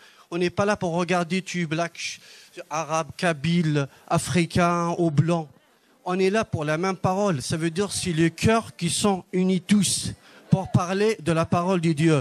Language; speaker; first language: French; non-native, local second language; Kabyle